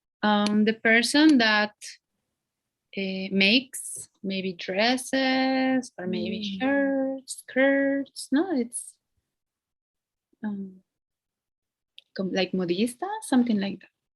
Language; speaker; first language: English; non-native, fluent; Spanish